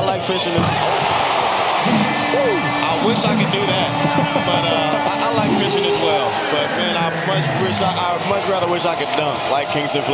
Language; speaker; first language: English; native; English